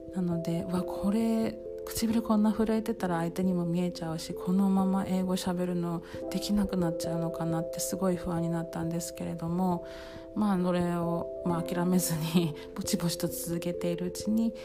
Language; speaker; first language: Japanese; native; Japanese